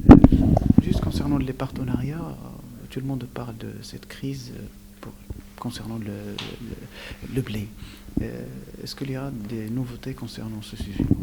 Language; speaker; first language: French; non-native, local second language; Arabic